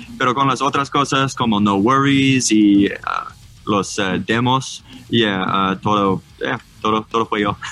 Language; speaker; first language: Spanish; non-native, learner; English